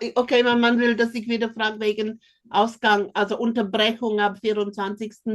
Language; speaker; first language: German; non-native, learner; English